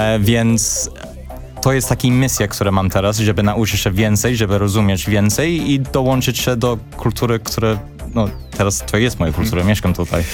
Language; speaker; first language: Polish; non-native, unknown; English